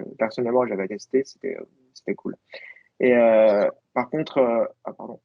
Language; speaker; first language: French; non-native, fluent; Chinese